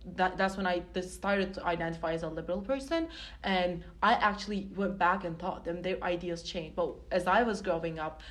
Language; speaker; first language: English; non-native, fluent; Turkish